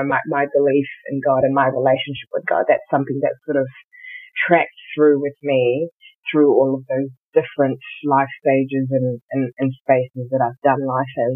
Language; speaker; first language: English; early bilingual, other home language; Shona